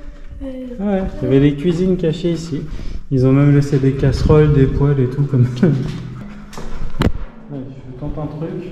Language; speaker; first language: French; native; French